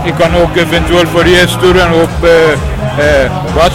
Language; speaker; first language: Dutch; non-native, learner; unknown